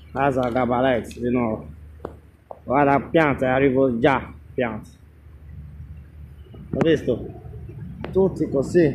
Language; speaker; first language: Italian; non-native, learner; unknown